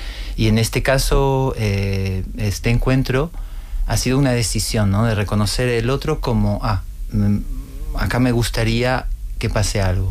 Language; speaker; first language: Spanish; non-native, fluent; Portuguese